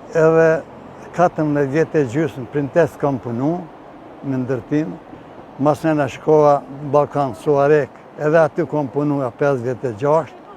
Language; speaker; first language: Albanian; native; Albanian